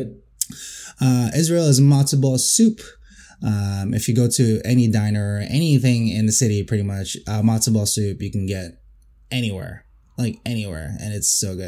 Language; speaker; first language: English; non-native, local second language; Filipino